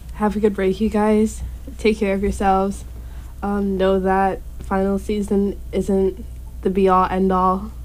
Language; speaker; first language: English; native; English